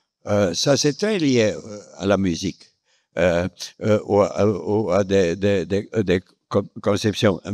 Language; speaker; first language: French; non-native, fluent; Romanian